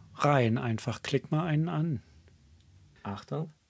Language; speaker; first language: German; native; German